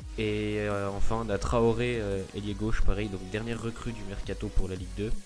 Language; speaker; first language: French; native; French